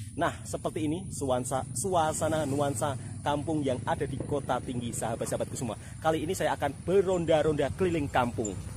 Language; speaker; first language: Indonesian; native; Indonesian